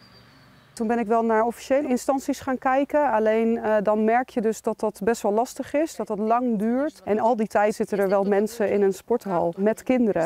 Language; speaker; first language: Dutch; native; Dutch